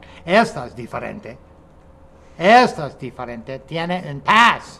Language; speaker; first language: Spanish; non-native, fluent; English